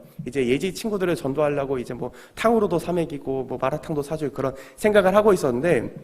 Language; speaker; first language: Korean; native; Korean